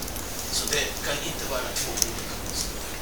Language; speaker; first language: Swedish; non-native, fluent; Russian